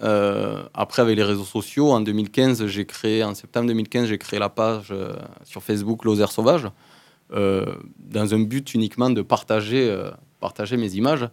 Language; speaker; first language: French; native; French